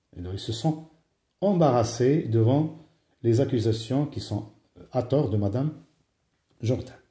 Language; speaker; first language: French; non-native, local second language; Arabic